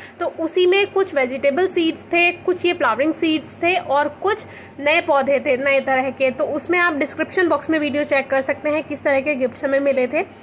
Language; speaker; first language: Hindi; native; Hindi